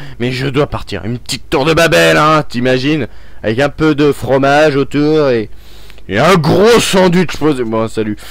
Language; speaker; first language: French; native; French